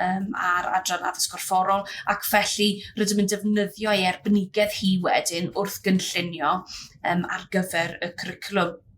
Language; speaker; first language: Welsh; native; Welsh